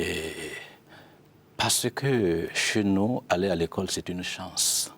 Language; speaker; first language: French; non-native, local second language; Mossi